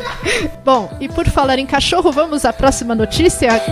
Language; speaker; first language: Portuguese; native; Portuguese